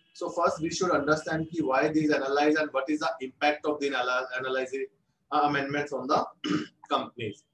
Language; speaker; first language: English; non-native, local second language; Hindi